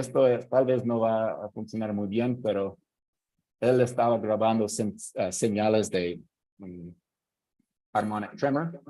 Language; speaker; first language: Spanish; non-native, fluent; English